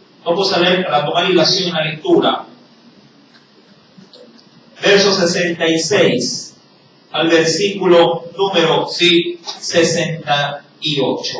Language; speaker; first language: Spanish; native; Spanish